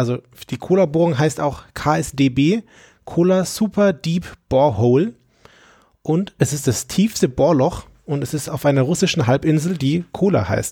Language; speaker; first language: German; native; German